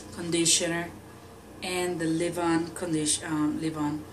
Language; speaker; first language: English; non-native, learner; Spanish